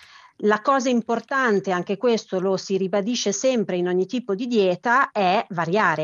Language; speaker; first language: Italian; native; Italian